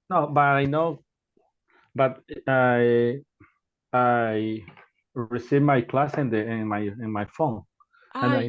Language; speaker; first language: English; non-native, learner; Spanish